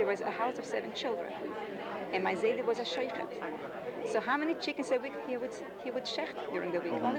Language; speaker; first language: English; non-native, fluent; Yiddish